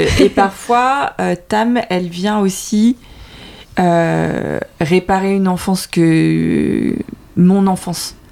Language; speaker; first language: French; early bilingual, other home language; Vietnamese